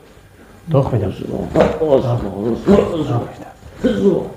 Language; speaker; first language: Russian; non-native, learner; Tajik